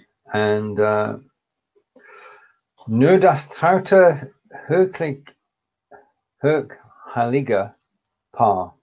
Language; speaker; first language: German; non-native, learner; English